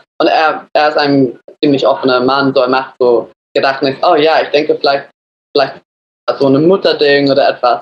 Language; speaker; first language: German; early bilingual, other home language; English